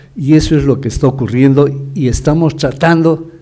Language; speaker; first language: Spanish; native; Spanish